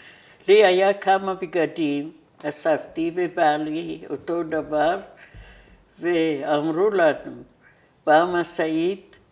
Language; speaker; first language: Hebrew; non-native, fluent; Persian